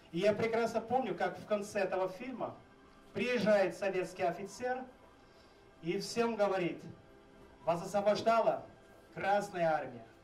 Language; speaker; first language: Russian; non-native, fluent; Portuguese